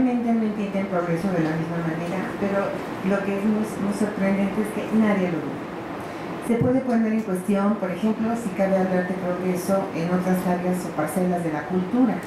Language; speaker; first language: Spanish; native; Spanish